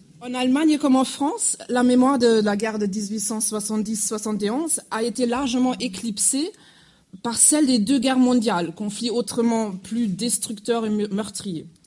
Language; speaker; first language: French; non-native, fluent; German